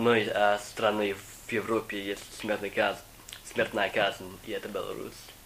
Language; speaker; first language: Russian; non-native, fluent; English